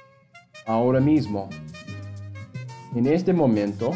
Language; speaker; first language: Spanish; non-native, fluent; English